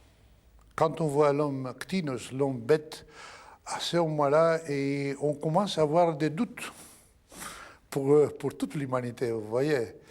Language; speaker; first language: French; non-native, fluent; Greek